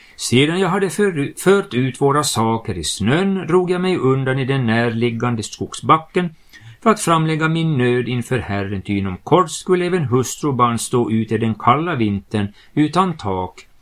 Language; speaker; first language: Swedish; native; Swedish